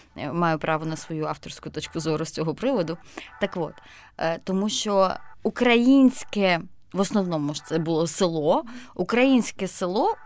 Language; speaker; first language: Ukrainian; native; Ukrainian